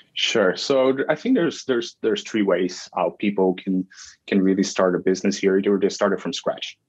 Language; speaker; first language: English; non-native, fluent; Dutch